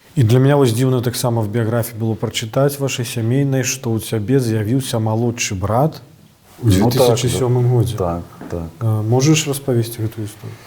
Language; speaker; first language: Belarusian; non-native, local second language; Russian